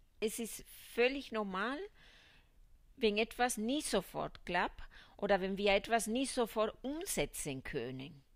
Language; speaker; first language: German; non-native, fluent; Spanish